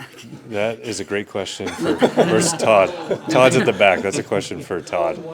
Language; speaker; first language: English; native; English